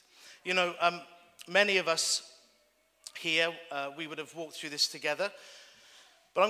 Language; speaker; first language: English; native; English